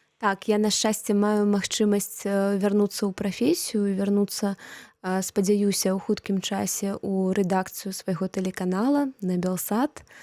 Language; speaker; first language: Belarusian; native; Belarusian